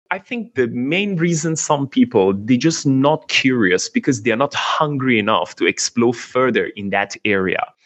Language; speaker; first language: English; non-native, fluent; Persian